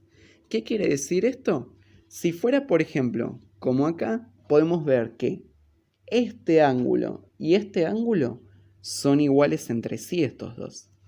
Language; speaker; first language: Spanish; native; Spanish